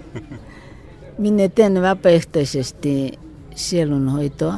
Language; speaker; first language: Finnish; non-native, fluent; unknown